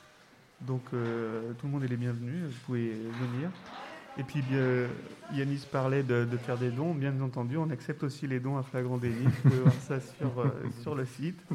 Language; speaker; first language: French; native; French